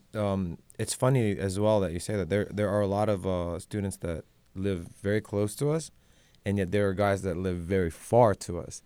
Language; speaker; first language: English; non-native, local second language; Filipino